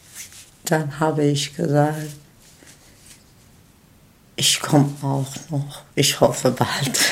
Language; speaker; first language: German; non-native, learner; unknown